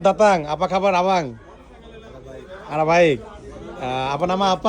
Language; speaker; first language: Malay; non-native, learner; Bangla